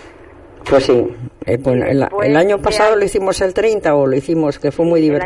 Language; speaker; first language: Spanish; native; Spanish